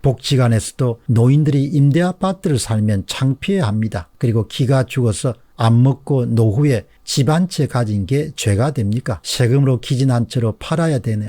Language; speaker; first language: Korean; native; Korean